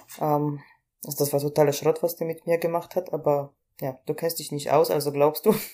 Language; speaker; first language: German; non-native, fluent; Polish